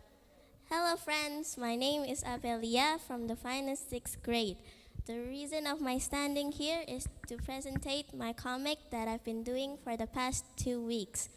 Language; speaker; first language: English; non-native, learner; Indonesian